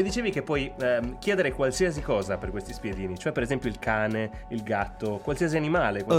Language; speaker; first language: Italian; native; Italian